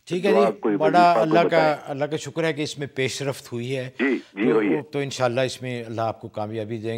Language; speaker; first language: Urdu; native; Urdu